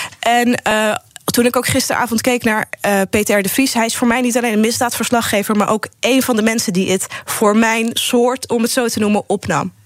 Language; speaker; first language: Dutch; early bilingual, other home language; Arabic